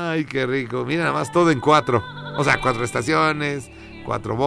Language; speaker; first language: Spanish; native; Spanish